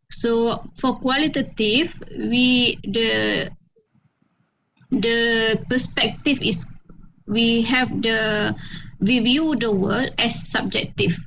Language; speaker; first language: English; non-native, fluent; Malay